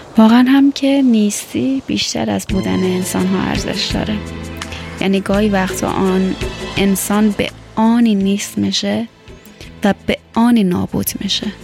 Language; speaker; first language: Persian; native; Persian